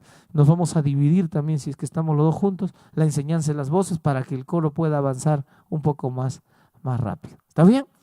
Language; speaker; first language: Spanish; native; Spanish